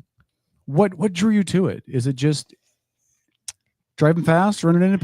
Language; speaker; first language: English; native; English